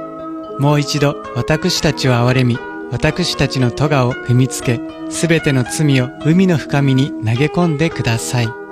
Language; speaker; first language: Japanese; native; Japanese